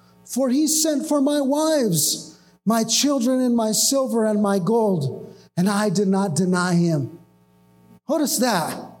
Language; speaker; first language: English; early bilingual, other home language; Spanish